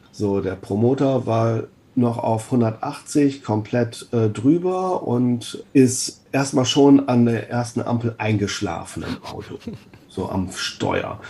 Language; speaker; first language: German; native; German